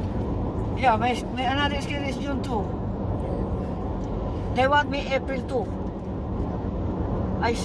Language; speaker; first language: English; non-native, learner; Filipino